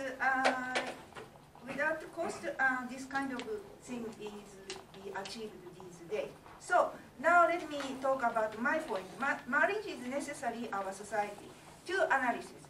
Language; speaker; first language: English; non-native, learner; Japanese